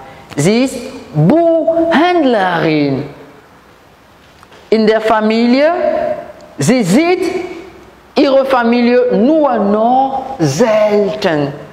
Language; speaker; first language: German; non-native, learner; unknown